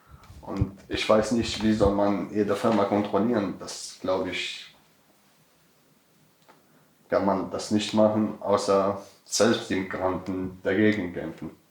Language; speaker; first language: German; non-native, learner; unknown